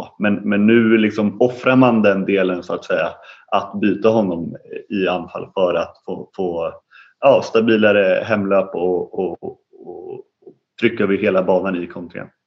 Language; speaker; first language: Swedish; native; Swedish